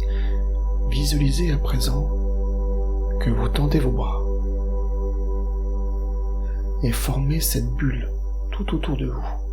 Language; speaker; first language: French; native; French